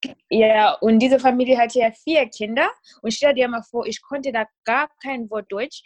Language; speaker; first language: German; non-native, fluent; North Ndebele